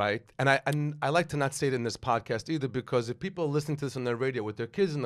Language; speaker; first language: English; native; English